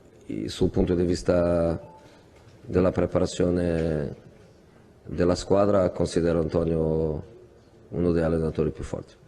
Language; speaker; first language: Italian; non-native, fluent; Portuguese